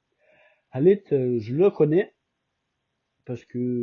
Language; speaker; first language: French; non-native, fluent; Albanian